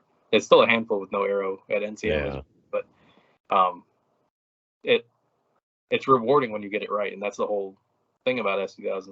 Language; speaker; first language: English; native; English